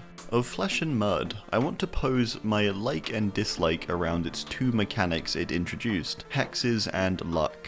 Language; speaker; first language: English; native; English